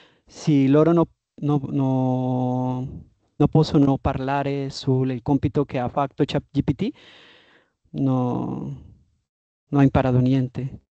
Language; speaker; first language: Italian; non-native, learner; Spanish